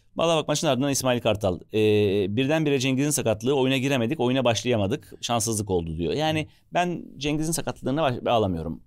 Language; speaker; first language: Turkish; native; Turkish